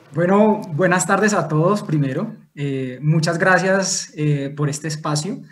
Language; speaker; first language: Spanish; native; Spanish